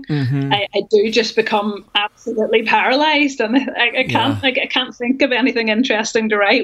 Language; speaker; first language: English; native; English